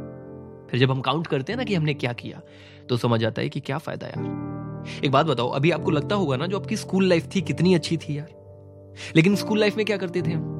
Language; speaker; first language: Hindi; native; Hindi